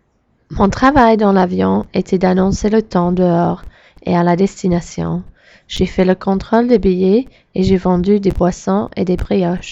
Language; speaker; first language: French; non-native, learner; English